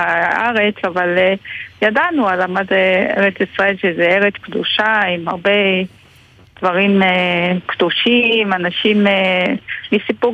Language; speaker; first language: Hebrew; non-native, fluent; Vietnamese